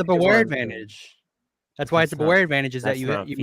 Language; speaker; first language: English; native; English